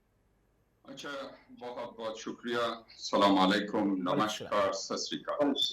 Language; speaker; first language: Hindi; non-native, learner; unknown